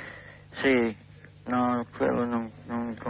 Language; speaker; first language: Italian; non-native, learner; English